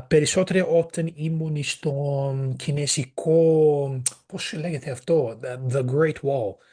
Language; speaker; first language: Greek; non-native, fluent; Portuguese